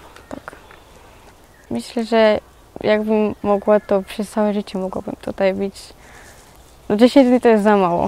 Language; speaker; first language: Polish; early bilingual, other home language; Georgian